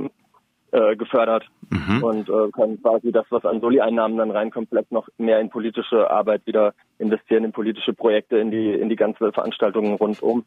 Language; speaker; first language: German; native; German